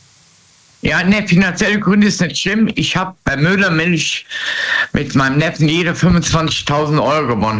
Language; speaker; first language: German; native; German